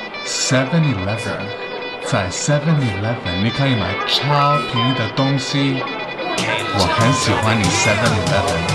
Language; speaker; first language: Chinese; non-native, learner; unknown